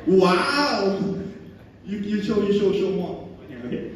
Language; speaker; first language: English; non-native, learner; Thai